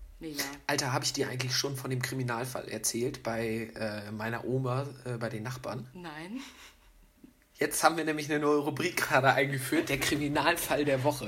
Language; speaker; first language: German; native; German